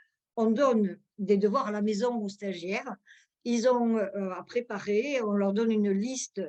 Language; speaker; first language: French; native; French